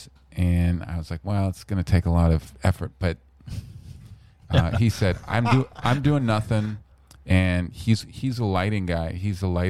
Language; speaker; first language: English; native; English